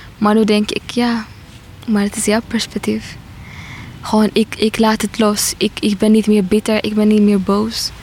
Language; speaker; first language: Dutch; non-native, fluent; Tigrinya